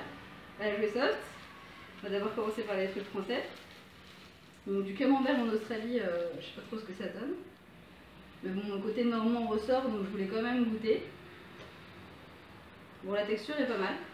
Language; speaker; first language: French; native; French